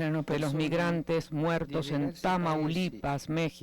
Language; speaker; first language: Spanish; native; Spanish